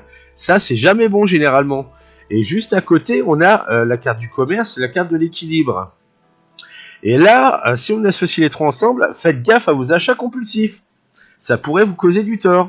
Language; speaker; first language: French; native; French